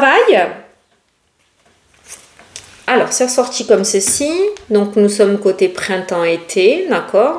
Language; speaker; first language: French; native; French